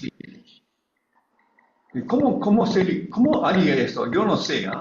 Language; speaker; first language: Spanish; non-native, learner; English